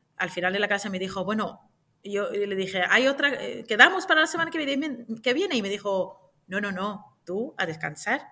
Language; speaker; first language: Spanish; non-native, fluent; Hebrew